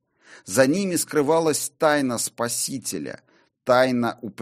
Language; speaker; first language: Russian; native; Russian